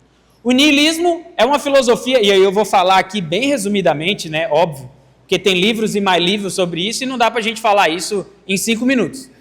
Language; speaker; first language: Portuguese; native; Portuguese